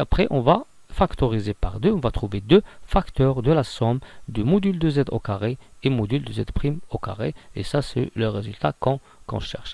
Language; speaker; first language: French; non-native, local second language; Arabic